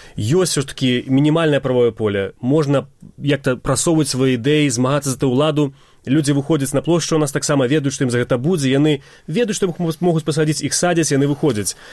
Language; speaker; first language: Belarusian; native; Belarusian